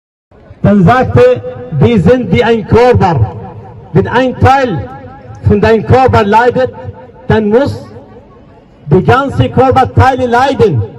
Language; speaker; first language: German; non-native, learner; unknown